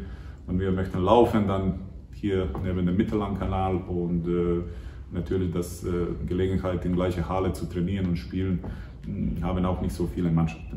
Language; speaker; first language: German; non-native, fluent; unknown